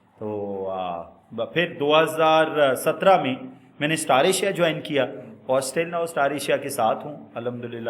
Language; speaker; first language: Urdu; non-native, local second language; Punjabi